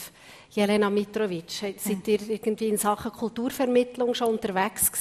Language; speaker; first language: German; native; German